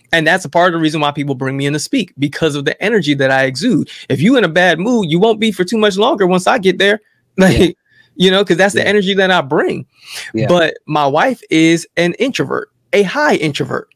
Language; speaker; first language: English; native; English